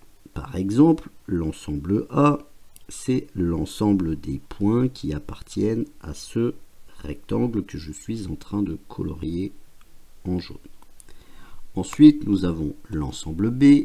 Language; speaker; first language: French; native; French